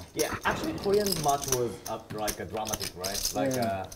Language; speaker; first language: English; non-native, learner; Japanese